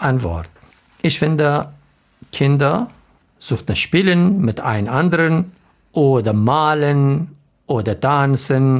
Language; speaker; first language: German; non-native, learner; Arabic